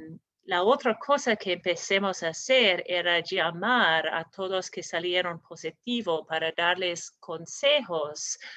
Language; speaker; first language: Spanish; non-native, fluent; English